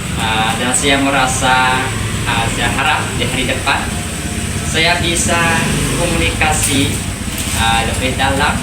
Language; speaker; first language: Indonesian; non-native, learner; Khmer